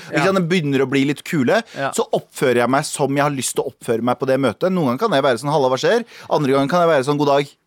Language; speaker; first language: Norwegian; early bilingual, other home language; Kurdish